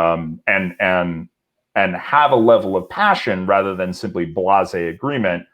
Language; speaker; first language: English; native; English